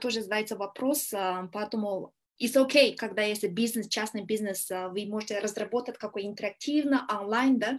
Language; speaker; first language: Russian; non-native, learner; Kyrgyz